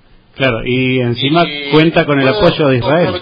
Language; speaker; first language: Spanish; native; Spanish